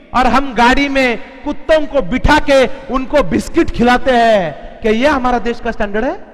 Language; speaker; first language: Hindi; non-native, local second language; Marathi